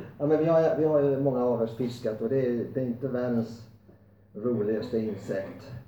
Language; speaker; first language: Swedish; non-native, fluent; English